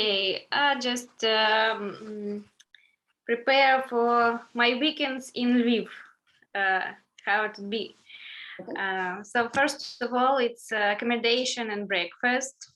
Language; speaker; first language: English; non-native, learner; Ukrainian